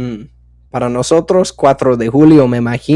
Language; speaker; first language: Spanish; non-native, fluent; English